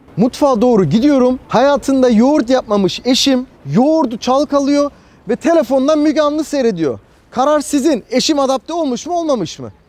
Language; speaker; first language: Turkish; early bilingual, heritage; Turkish